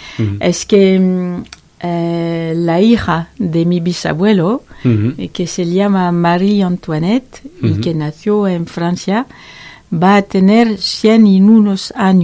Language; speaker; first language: Spanish; non-native, learner; French